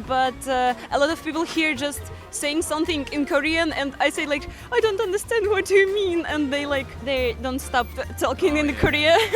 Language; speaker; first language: English; non-native, learner; Estonian